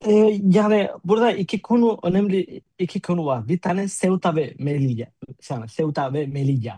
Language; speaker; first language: Turkish; non-native, fluent; Spanish